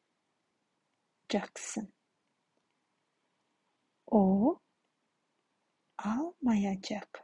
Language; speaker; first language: Turkish; non-native, fluent; Kazakh